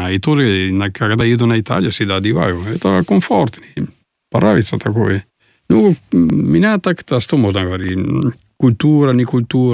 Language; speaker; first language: Russian; non-native, learner; Italian